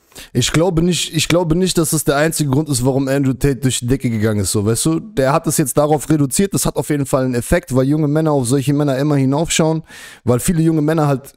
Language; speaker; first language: German; native; German